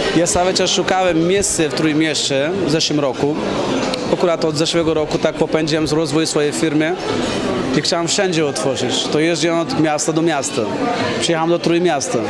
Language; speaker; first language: Polish; non-native, fluent; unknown